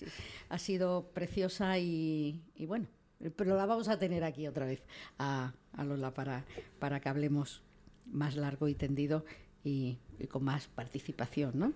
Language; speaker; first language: Spanish; native; Spanish